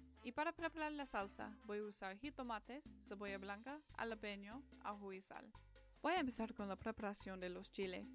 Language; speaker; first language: Spanish; non-native, learner; English